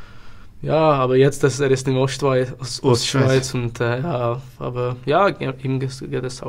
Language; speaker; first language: German; non-native, learner; Czech